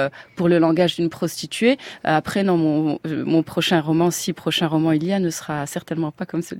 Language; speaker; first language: French; non-native, local second language; Arabic